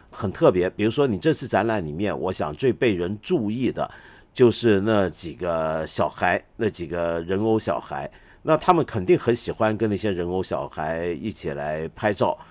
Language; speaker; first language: Chinese; non-native, local second language; Cantonese